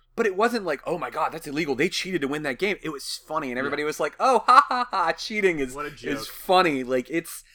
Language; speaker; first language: English; native; English